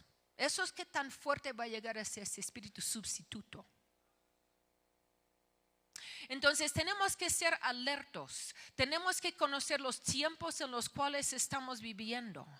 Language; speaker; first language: Spanish; non-native, fluent; English